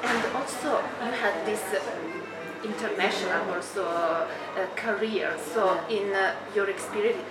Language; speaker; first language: English; non-native, fluent; Italian